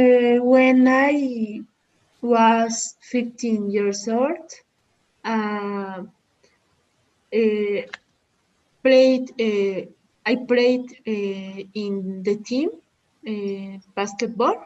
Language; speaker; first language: English; non-native, learner; Spanish